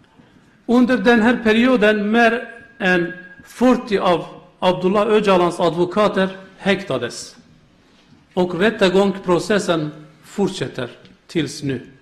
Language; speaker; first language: Swedish; non-native, learner; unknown